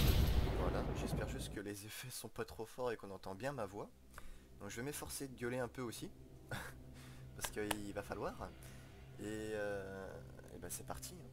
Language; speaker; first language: French; native; French